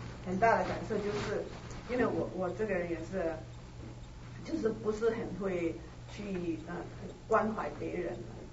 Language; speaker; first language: Chinese; native; Chinese